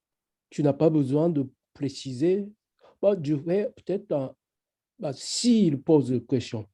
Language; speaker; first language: French; non-native, fluent; Japanese